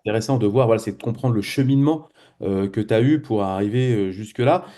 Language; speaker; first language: French; native; French